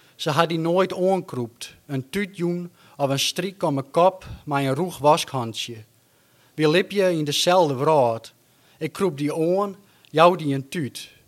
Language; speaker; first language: Dutch; non-native, local second language; Western Frisian